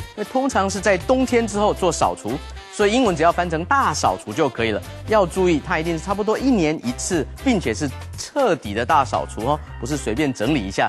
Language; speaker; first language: Chinese; native; Chinese